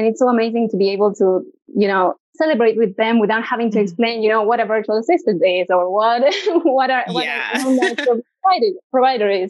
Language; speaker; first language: English; non-native, fluent; Spanish